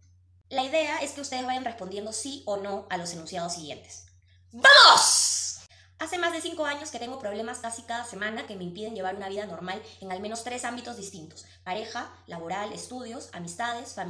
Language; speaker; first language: Spanish; native; Spanish